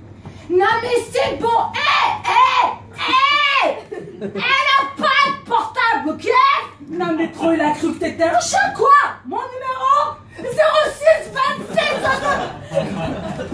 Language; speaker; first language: French; native; French